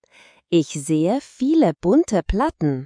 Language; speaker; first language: German; non-native, fluent; Spanish